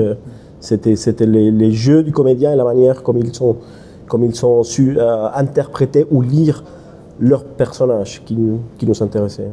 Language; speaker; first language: French; non-native, fluent; Spanish